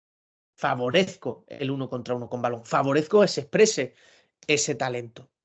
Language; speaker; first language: Spanish; native; Spanish